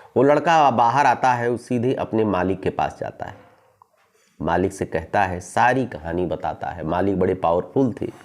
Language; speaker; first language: Hindi; native; Hindi